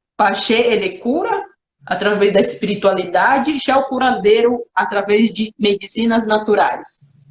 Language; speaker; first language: Portuguese; non-native, local second language; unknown